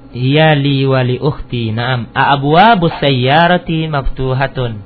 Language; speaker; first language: Arabic; non-native, fluent; Indonesian